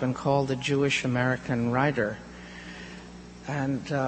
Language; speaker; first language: English; native; English